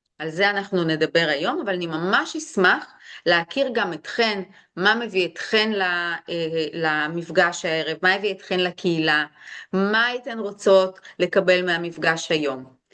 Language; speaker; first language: Hebrew; early bilingual, other home language; Russian